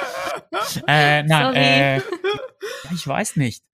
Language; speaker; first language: German; non-native, fluent; Swedish